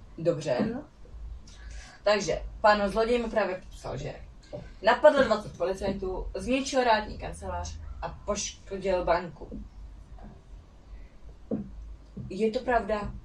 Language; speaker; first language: Czech; native; Czech